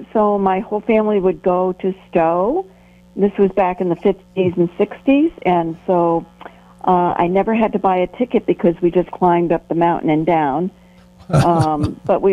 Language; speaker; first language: English; native; English